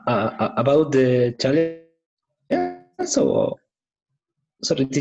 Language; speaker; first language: English; non-native, learner; Spanish